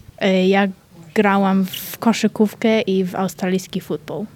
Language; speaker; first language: Polish; early bilingual, heritage; Polish